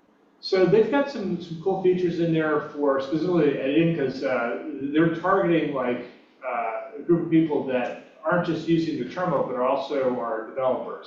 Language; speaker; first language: English; native; English